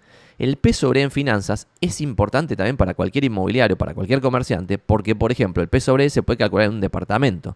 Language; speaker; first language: Spanish; native; Spanish